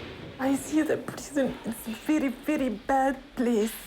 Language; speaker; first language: English; non-native, learner; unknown